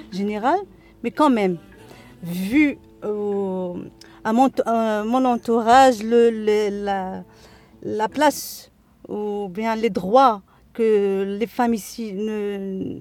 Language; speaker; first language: French; non-native, local second language; Arabic